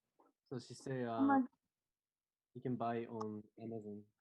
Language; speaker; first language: English; non-native, fluent; Japanese